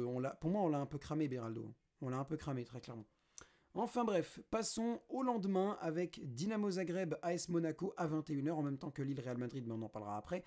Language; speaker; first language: French; native; French